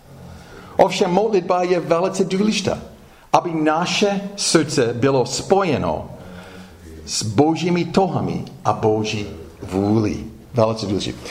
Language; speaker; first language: Czech; non-native, fluent; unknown